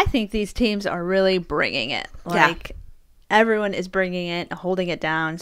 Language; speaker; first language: English; native; English